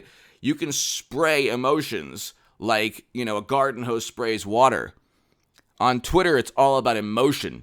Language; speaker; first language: English; native; English